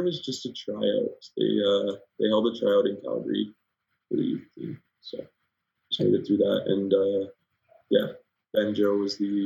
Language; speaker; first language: English; native; English